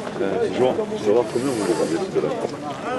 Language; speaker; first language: French; native; French